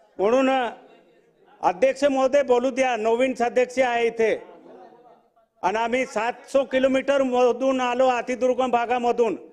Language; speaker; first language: Marathi; non-native, local second language; Bhili